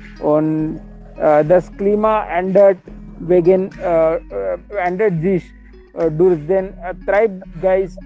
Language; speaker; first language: German; non-native, learner; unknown